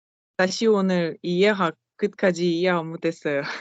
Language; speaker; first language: Korean; non-native, learner; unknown